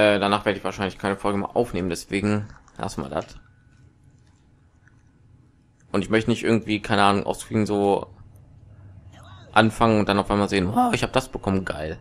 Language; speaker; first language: German; native; German